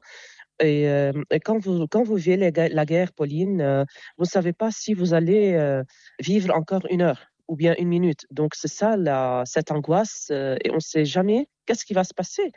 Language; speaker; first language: French; non-native, local second language; Arabic